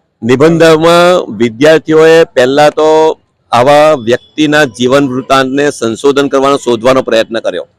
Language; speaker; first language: Gujarati; native; Gujarati